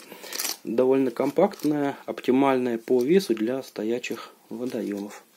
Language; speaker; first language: Russian; native; Russian